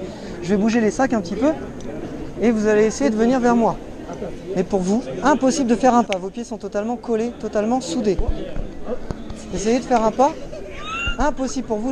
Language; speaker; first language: French; native; French